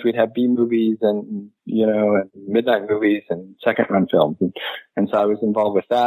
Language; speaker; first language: English; native; English